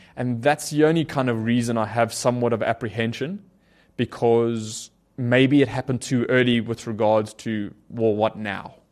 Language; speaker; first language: English; native; English